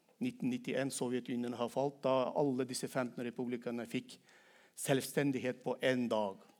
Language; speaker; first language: Norwegian; non-native, fluent; Turkmen